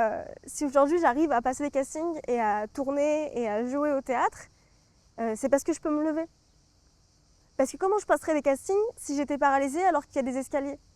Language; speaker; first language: French; native; French